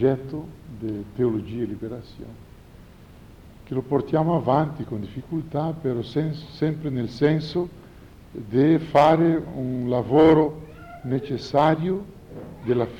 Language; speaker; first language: Italian; non-native, fluent; Portuguese